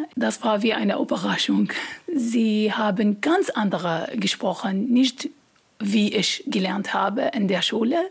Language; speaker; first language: German; non-native, learner; Arabic